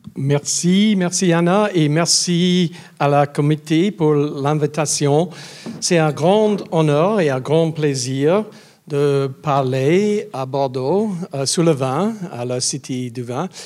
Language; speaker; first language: French; non-native, learner; English